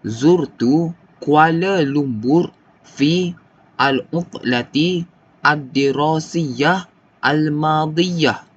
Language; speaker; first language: Arabic; non-native, learner; Malay